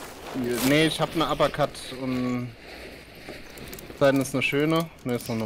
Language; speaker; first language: German; native; German